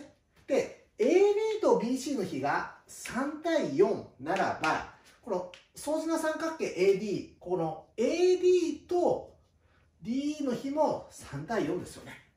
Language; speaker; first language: Japanese; native; Japanese